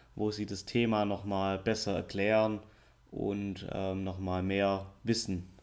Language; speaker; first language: German; native; German